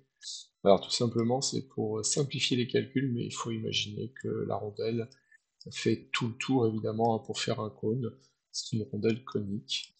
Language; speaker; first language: French; native; French